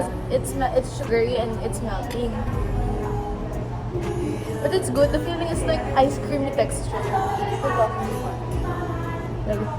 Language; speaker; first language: English; non-native, local second language; Filipino